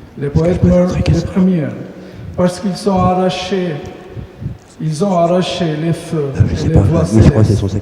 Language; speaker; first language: French; non-native, fluent; Albanian